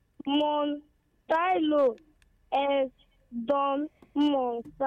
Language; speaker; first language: French; non-native, learner; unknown